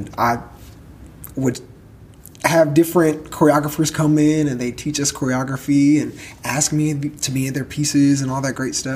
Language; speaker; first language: English; native; English